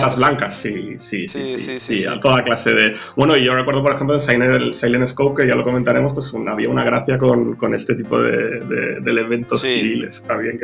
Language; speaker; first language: Spanish; native; Spanish